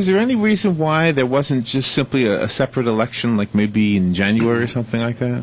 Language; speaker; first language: English; native; English